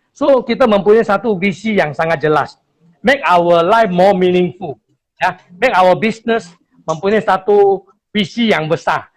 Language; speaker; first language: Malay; non-native, local second language; Chinese